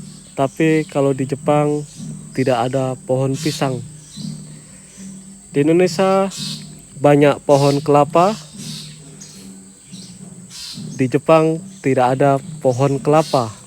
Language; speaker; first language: Indonesian; non-native, fluent; Japanese